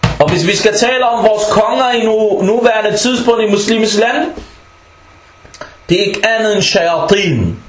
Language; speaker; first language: Danish; early bilingual, other home language; Arabic